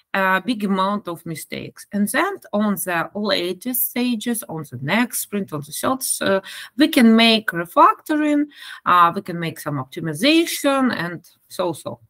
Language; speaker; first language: English; non-native, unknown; Ukrainian